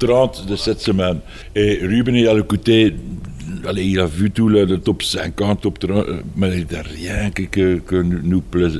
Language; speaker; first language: French; non-native, fluent; Dutch